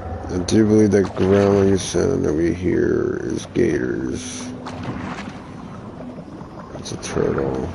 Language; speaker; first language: English; native; English